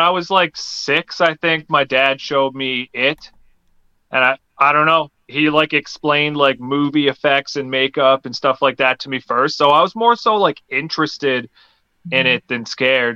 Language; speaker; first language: English; native; English